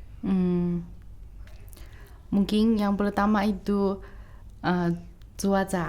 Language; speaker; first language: Indonesian; non-native, fluent; Chinese